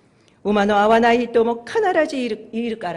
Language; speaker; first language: Japanese; non-native, fluent; Korean